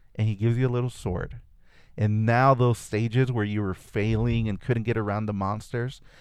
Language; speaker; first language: English; early bilingual, other home language; Spanish